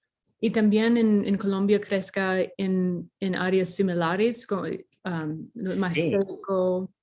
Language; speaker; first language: Spanish; non-native, fluent; English